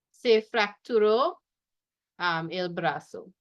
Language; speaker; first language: Spanish; non-native, fluent; English